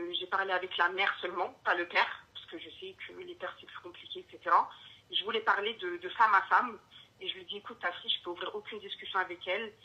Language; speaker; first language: French; early bilingual, other home language; Arabic